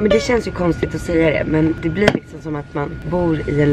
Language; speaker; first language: Swedish; native; Swedish